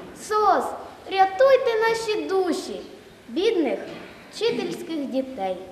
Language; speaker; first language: Ukrainian; native; Ukrainian